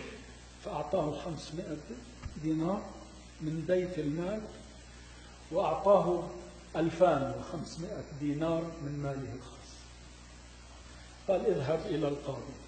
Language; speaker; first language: Arabic; native; Arabic